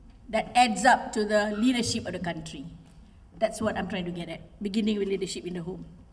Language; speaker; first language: English; non-native, local second language; Malay